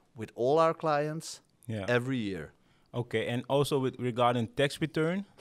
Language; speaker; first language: English; non-native, fluent; Dutch